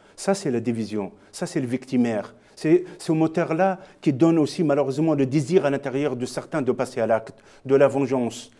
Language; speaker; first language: French; non-native, local second language; Arabic